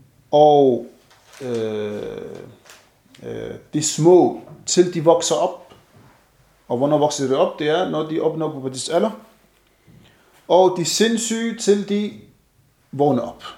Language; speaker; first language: Danish; non-native, fluent; Arabic